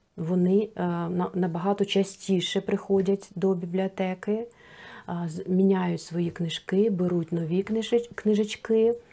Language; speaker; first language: Ukrainian; non-native, local second language; Russian